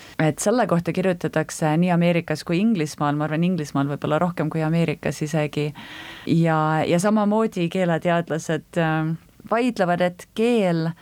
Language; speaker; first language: Estonian; early bilingual, heritage; Estonian